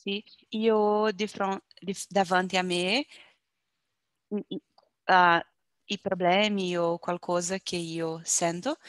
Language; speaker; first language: Italian; non-native, learner; Portuguese